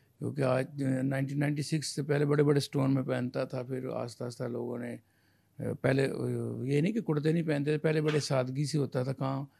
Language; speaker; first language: Urdu; non-native, local second language; Punjabi